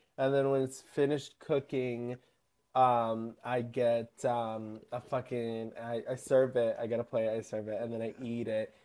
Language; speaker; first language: English; native; English